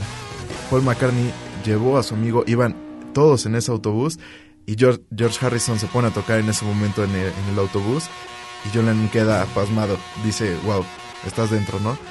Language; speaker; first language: Spanish; native; Spanish